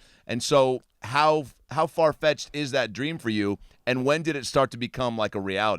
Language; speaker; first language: English; native; English